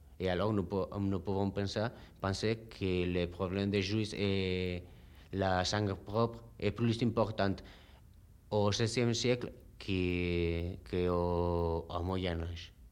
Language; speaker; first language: French; non-native, learner; Spanish